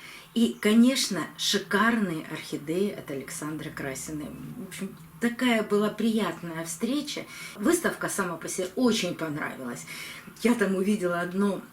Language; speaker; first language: Russian; native; Russian